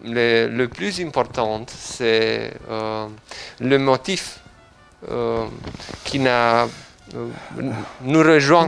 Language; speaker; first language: French; non-native, learner; Romanian